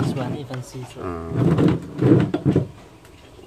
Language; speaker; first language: Japanese; native; Japanese